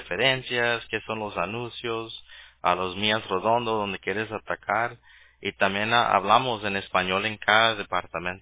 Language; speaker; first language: Spanish; early bilingual, heritage; Spanish